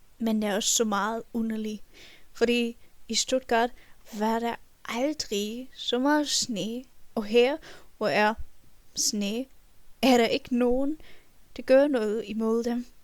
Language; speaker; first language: Danish; non-native, learner; German